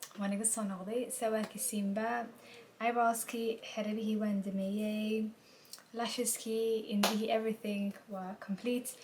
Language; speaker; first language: Somali; early bilingual, heritage; Somali